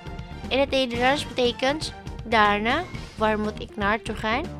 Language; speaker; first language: Dutch; non-native, learner; Indonesian